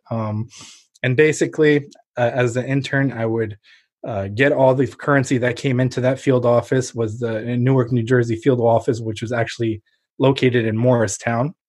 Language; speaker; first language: English; early bilingual, other home language; Ukrainian